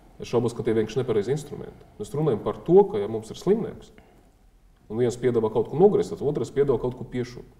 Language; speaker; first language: Latvian; non-native, local second language; Russian